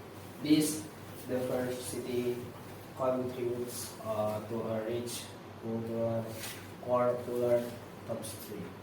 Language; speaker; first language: English; non-native, learner; Indonesian